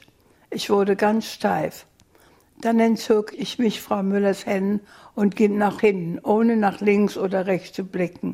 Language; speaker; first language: German; native; German